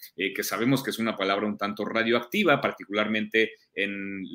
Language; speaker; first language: Spanish; early bilingual, heritage; German